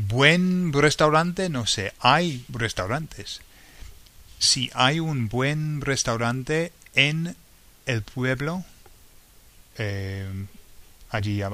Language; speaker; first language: Spanish; non-native, fluent; English